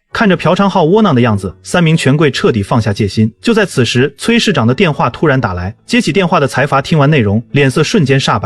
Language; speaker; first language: Chinese; native; Chinese